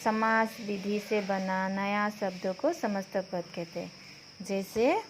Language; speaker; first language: Hindi; non-native, local second language; Assamese